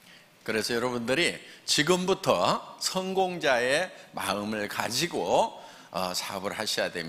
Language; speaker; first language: Korean; native; Korean